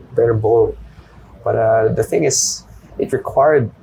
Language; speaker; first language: English; non-native, local second language; Filipino